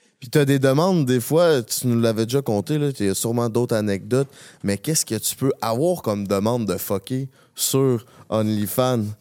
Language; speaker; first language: French; native; French